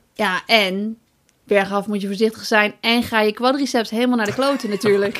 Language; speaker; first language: Dutch; native; Dutch